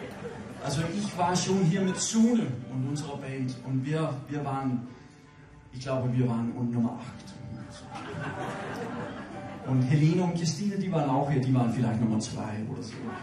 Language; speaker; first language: German; non-native, fluent; Danish